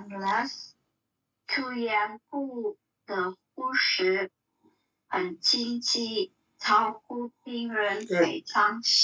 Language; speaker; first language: Chinese; non-native, learner; Indonesian